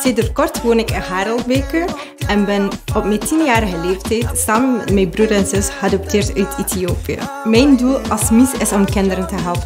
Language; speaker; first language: Dutch; early bilingual, other home language; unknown